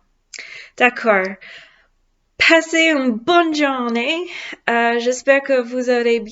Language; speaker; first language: French; non-native, learner; English